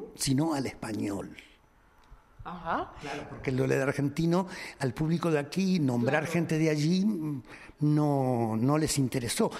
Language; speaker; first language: Spanish; native; Spanish